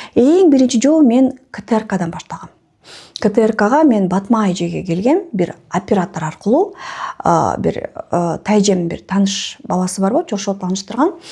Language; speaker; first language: Kyrgyz; non-native, local second language; Russian